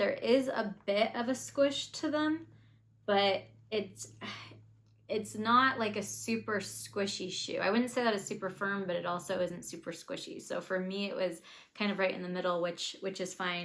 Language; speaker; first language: English; native; English